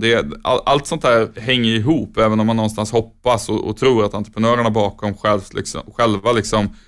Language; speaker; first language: Swedish; native; Swedish